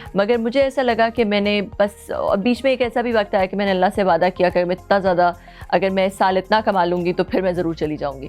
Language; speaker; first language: Urdu; native; Urdu